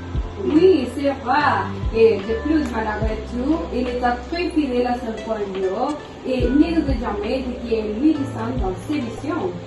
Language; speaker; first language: French; non-native, learner; Spanish